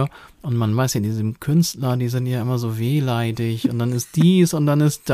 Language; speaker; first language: German; native; German